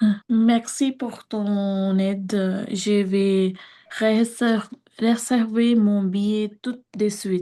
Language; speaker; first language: French; non-native, learner; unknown